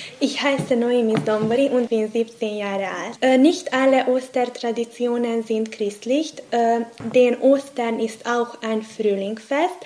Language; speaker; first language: German; non-native, learner; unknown